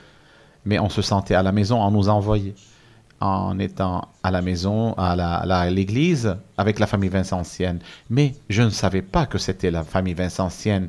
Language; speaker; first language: French; non-native, fluent; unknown